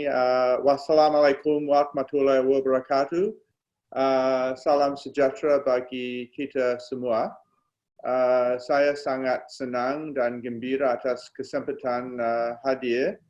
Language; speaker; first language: Indonesian; non-native, fluent; English